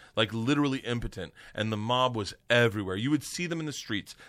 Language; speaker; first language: English; native; English